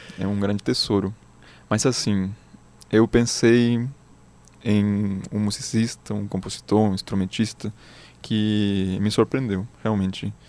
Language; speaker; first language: Portuguese; non-native, fluent; Spanish